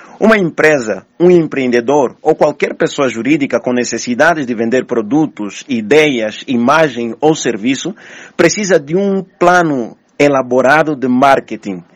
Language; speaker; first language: Portuguese; native; Portuguese